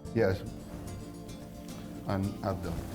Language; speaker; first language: English; non-native, learner; Catalan